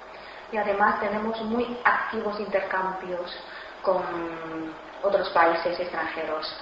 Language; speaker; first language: Spanish; non-native, fluent; Chinese